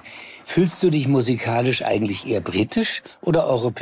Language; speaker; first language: German; native; German